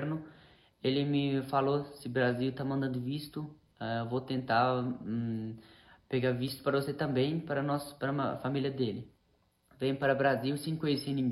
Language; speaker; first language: Portuguese; non-native, learner; Persian